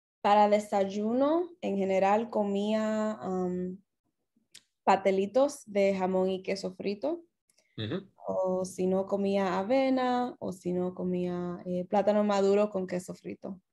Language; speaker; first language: Spanish; early bilingual, heritage; Spanish